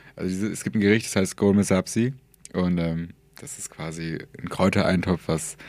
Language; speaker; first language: German; early bilingual, other home language; Persian